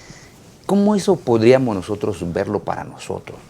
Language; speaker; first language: Spanish; native; Spanish